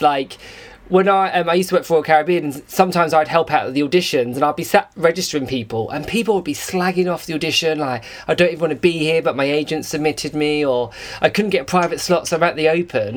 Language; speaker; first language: English; native; English